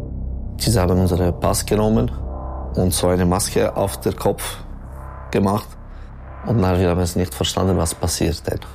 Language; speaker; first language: German; non-native, local second language; French